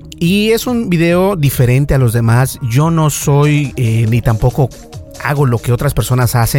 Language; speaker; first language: Spanish; native; Spanish